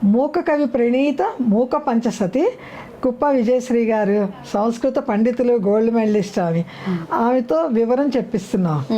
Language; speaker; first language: Telugu; native; Telugu